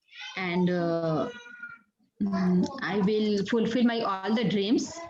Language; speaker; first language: English; non-native, learner; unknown